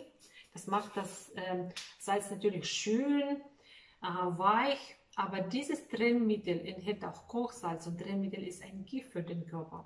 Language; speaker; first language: German; non-native, fluent; Russian